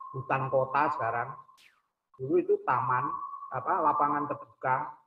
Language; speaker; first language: Indonesian; native; Indonesian